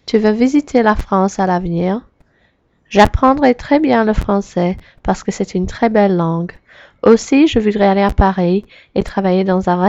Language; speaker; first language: French; non-native, learner; English